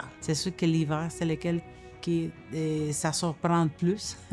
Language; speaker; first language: French; non-native, fluent; Spanish